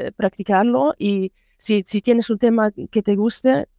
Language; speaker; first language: Spanish; non-native, learner; German